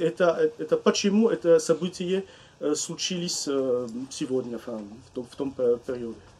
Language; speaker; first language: Russian; non-native, learner; French